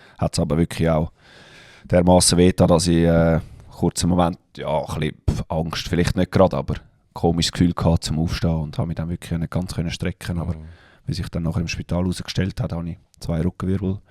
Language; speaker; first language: German; native; German